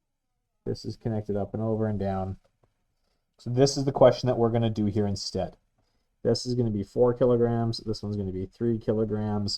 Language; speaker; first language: English; native; English